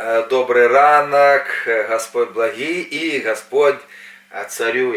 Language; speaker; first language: Ukrainian; non-native, local second language; Russian